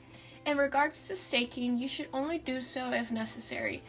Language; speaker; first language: English; native; English